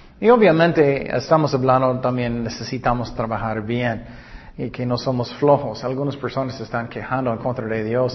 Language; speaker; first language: Spanish; non-native, learner; English